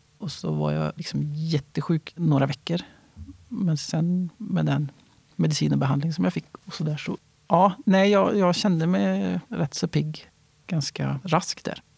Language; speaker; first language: Swedish; native; Swedish